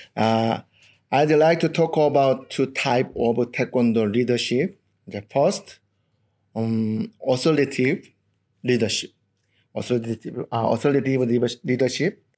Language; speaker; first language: English; non-native, learner; Korean